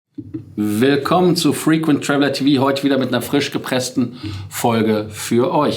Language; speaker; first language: German; native; German